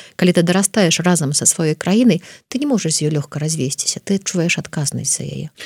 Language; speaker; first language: Belarusian; non-native, local second language; Russian